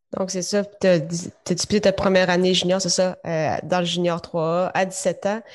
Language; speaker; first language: French; native; French